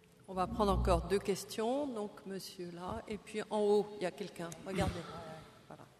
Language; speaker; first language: French; native; French